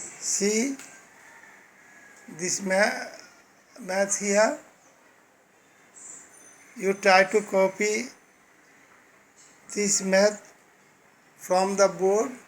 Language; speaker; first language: English; non-native, fluent; Bangla